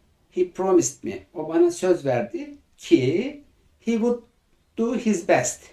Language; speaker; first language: English; non-native, fluent; Turkish